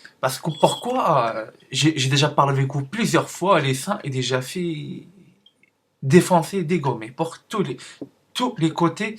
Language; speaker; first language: French; non-native, learner; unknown